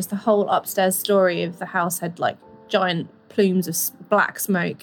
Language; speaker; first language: English; native; English